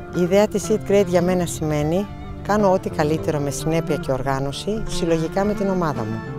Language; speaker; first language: Greek; early bilingual, heritage; Greek